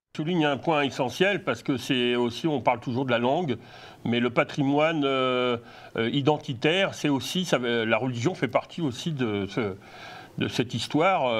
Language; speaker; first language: French; native; French